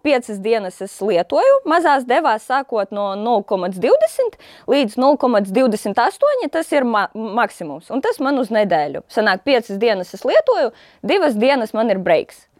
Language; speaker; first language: Latvian; non-native, local second language; Russian